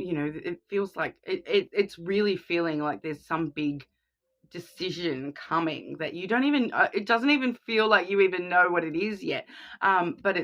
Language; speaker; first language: English; native; English